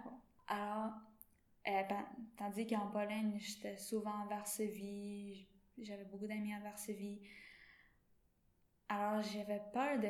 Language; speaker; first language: French; non-native, local second language; English